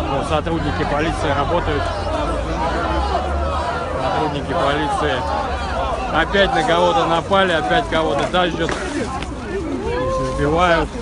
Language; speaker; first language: Russian; native; Russian